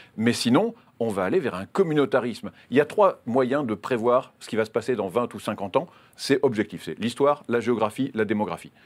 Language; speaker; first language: French; native; French